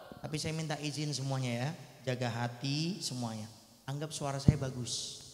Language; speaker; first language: Indonesian; native; Indonesian